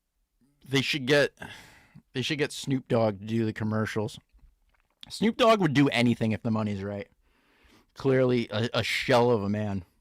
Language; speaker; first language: English; native; English